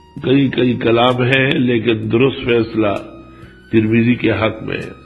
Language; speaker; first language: Urdu; non-native, local second language; Pashto